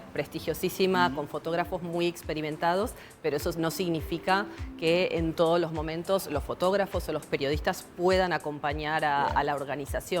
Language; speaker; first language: Spanish; native; Spanish